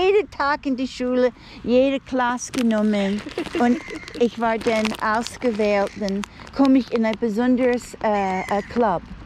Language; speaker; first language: German; non-native, learner; English